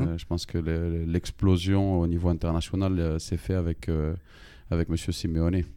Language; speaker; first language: French; native; French